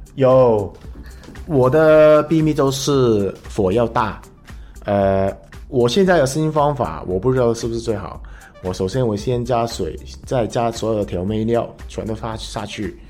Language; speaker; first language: Chinese; non-native, local second language; Cantonese